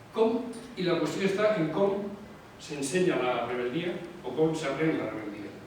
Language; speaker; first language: Catalan; non-native, local second language; Spanish